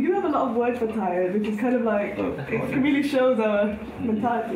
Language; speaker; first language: English; non-native, fluent; Indonesian